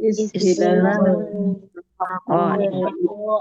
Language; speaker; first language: Arabic; non-native, learner; Indonesian